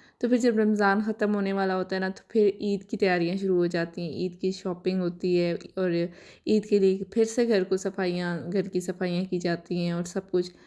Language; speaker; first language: Urdu; native; Urdu